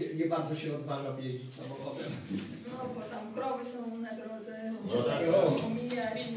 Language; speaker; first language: Polish; non-native, fluent; Georgian